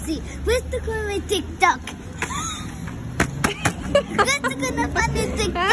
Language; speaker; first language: Italian; early bilingual, heritage; Italian